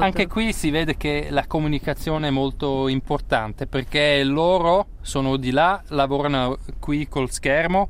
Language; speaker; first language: Italian; non-native, local second language; German